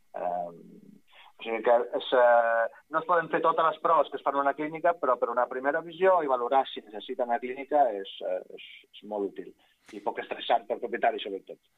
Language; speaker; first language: Catalan; non-native, fluent; Italian